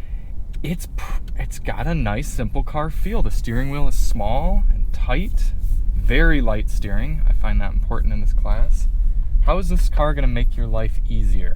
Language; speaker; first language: English; native; English